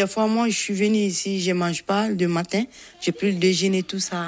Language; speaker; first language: French; non-native, learner; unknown